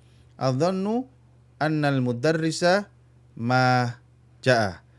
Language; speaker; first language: Arabic; non-native, fluent; Indonesian